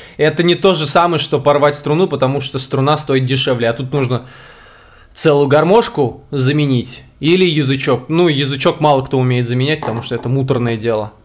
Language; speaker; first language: Russian; native; Russian